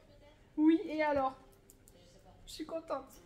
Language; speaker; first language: French; native; French